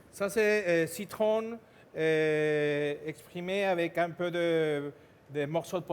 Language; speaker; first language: French; non-native, fluent; Spanish